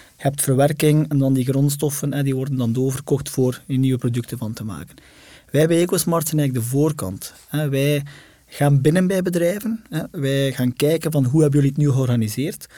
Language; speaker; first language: Dutch; native; Dutch